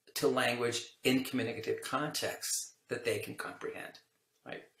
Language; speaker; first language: English; native; English